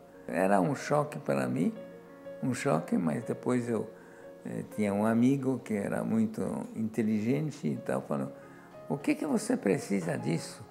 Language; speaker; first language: Portuguese; non-native, fluent; Polish